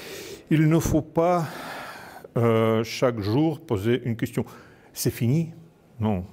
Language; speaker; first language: French; non-native, fluent; Russian